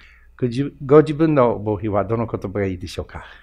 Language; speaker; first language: Japanese; non-native, fluent; English